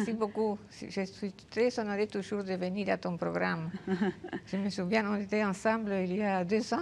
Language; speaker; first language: French; non-native, fluent; Spanish